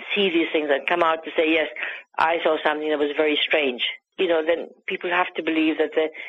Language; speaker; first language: English; native; English